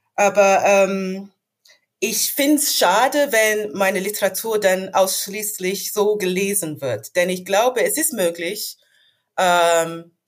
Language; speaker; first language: German; non-native, fluent; English